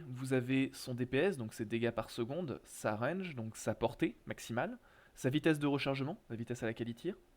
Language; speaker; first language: French; native; French